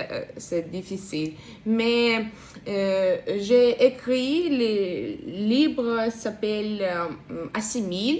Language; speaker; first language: French; non-native, learner; Russian